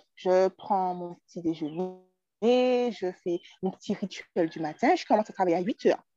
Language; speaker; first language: French; native; French